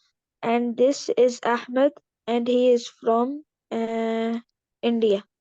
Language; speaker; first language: English; non-native, local second language; Urdu